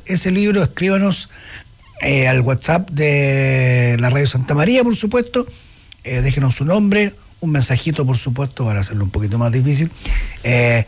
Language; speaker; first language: Spanish; native; Spanish